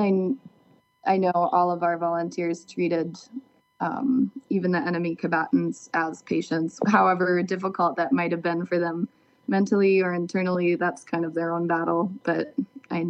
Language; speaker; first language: English; native; English